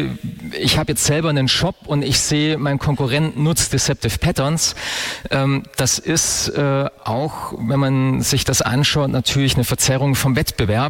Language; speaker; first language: German; native; German